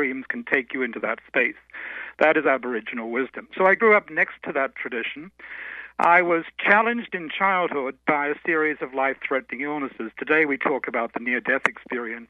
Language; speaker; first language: English; native; English